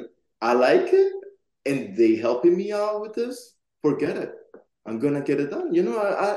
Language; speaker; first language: English; non-native, fluent; Spanish